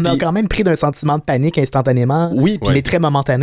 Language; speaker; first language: French; native; French